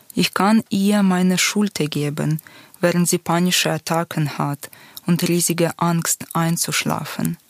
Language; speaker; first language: German; non-native, fluent; Ukrainian